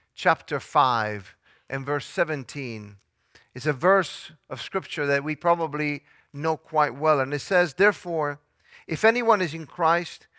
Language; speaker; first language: English; early bilingual, other home language; Italian